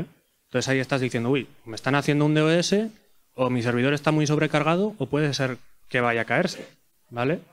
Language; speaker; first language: Spanish; native; Spanish